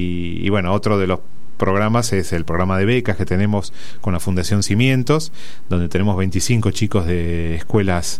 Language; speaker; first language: Spanish; native; Spanish